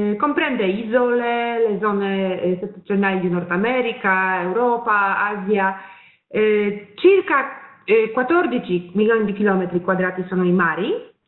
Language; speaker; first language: Italian; non-native, fluent; Polish